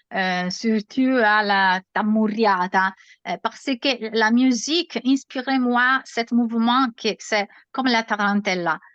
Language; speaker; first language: French; non-native, learner; Italian